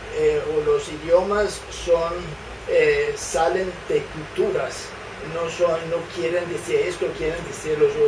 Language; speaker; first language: Spanish; non-native, fluent; Danish